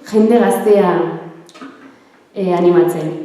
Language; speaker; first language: Basque; early bilingual, other home language; Arabic